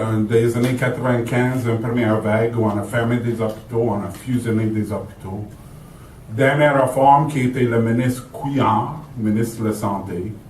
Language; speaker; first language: French; native; French